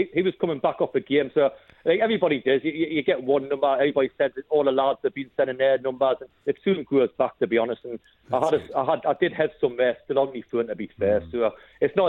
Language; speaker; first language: English; native; English